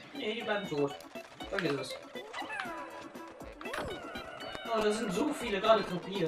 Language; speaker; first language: German; native; German